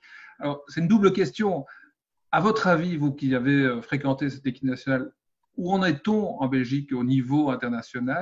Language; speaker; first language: French; native; French